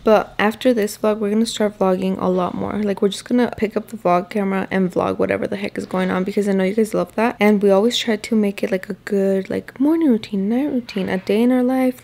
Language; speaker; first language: English; early bilingual, other home language; Spanish